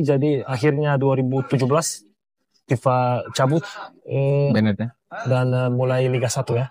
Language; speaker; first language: Indonesian; non-native, fluent; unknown